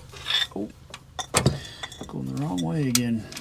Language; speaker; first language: English; native; English